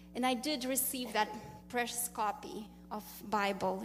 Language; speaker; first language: English; non-native, fluent; Russian